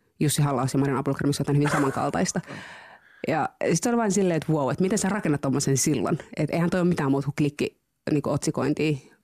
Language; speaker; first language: Finnish; early bilingual, other home language; Somali